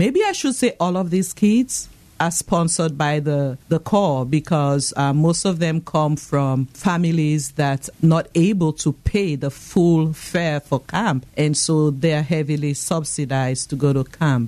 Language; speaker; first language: English; non-native, local second language; Krio